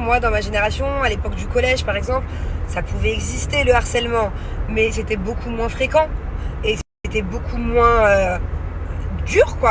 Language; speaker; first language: French; native; French